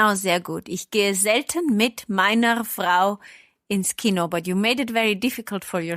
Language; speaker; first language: German; non-native, fluent; English